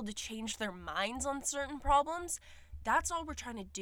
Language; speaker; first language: English; native; English